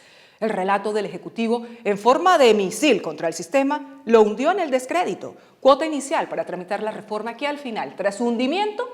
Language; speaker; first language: Spanish; native; Spanish